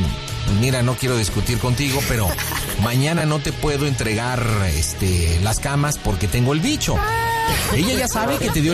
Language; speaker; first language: Spanish; native; Spanish